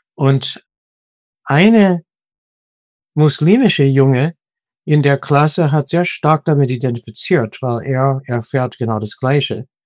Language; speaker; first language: German; non-native, fluent; English